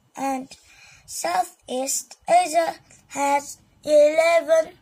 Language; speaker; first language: English; non-native, learner; Vietnamese